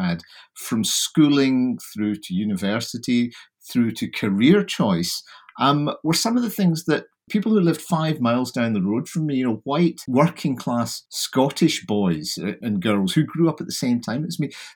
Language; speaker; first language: English; native; English